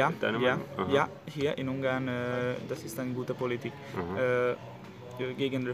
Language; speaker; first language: German; non-native, learner; Hungarian